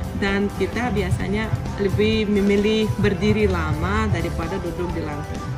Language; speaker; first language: Indonesian; non-native, fluent; Russian